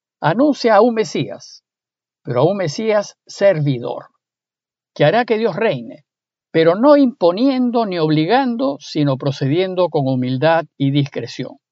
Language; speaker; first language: Spanish; native; Spanish